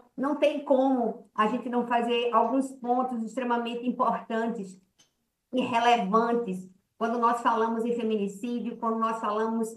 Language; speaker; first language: Portuguese; native; Portuguese